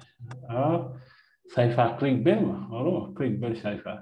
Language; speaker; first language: Turkish; non-native, learner; French